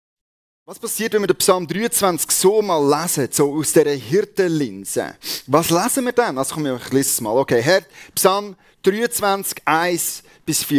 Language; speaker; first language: German; native; German